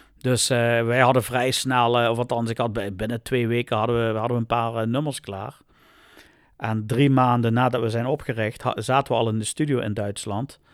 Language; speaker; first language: Dutch; native; Dutch